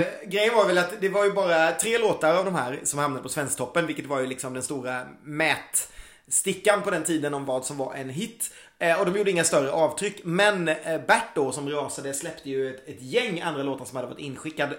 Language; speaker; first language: Swedish; native; Swedish